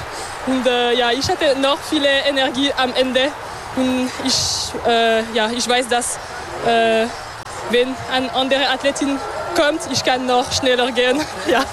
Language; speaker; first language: German; non-native, local second language; French